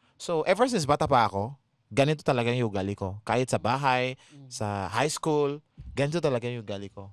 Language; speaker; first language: Filipino; non-native, fluent; Yoruba